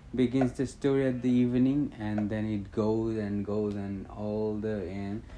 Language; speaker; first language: English; non-native, learner; Bangla